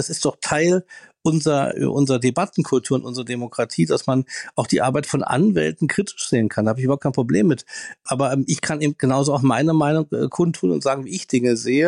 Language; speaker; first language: German; native; German